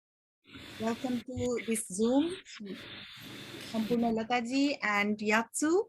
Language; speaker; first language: English; non-native, fluent; Nepali